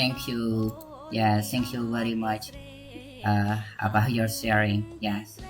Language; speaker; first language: English; non-native, learner; Khmer